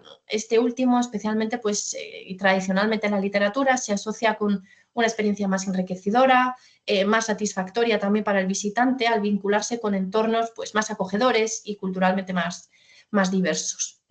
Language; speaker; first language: Spanish; native; Spanish